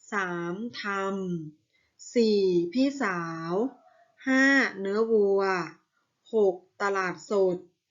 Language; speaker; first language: Thai; native; Thai